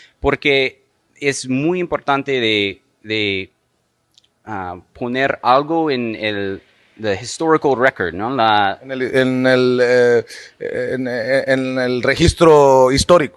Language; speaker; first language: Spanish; non-native, fluent; English